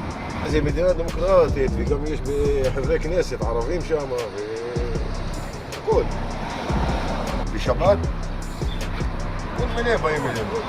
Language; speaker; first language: Hebrew; non-native, local second language; Arabic